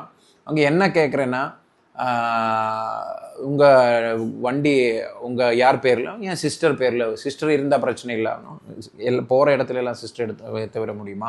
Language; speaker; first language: Tamil; non-native, local second language; Malayalam